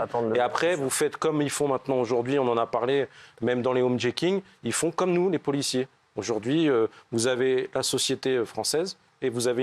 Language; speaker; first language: French; native; French